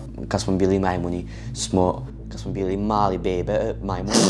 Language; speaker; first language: Serbian; early bilingual, heritage; Serbian